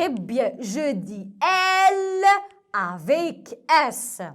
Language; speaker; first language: French; non-native, local second language; Arabic